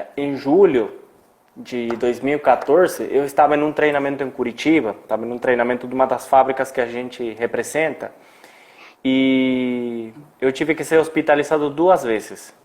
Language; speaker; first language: Portuguese; non-native, fluent; Spanish